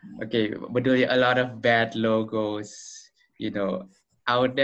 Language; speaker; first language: English; non-native, fluent; Dutch